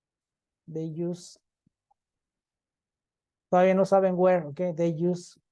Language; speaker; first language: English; non-native, fluent; Spanish